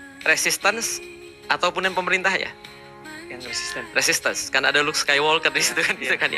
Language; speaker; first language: Indonesian; native; Indonesian